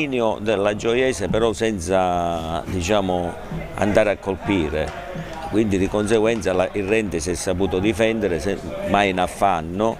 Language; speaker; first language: Italian; native; Italian